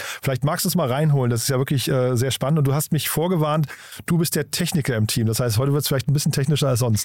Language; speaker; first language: German; native; German